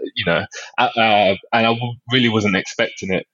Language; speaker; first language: English; native; English